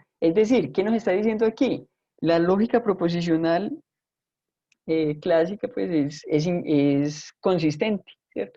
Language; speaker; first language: Spanish; native; Spanish